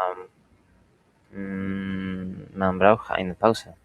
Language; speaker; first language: German; non-native, learner; Spanish